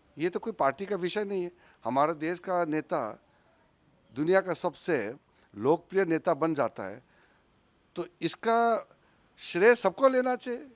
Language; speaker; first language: Hindi; non-native, local second language; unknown